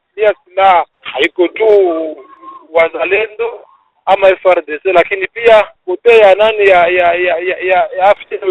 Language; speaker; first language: Swahili; native; Swahili